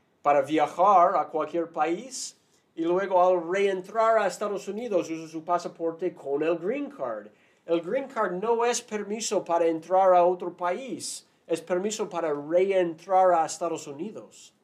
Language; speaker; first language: Spanish; non-native, fluent; English